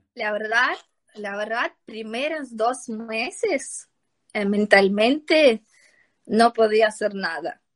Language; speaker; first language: Spanish; non-native, learner; Ukrainian